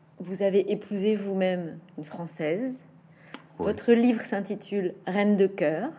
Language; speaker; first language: French; native; French